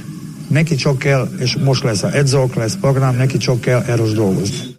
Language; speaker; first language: Hungarian; non-native, learner; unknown